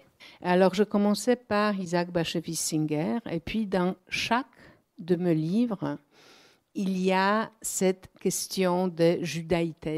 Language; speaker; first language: French; non-native, fluent; Polish